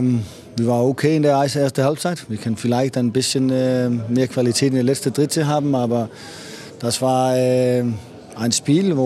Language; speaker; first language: German; non-native, fluent; Danish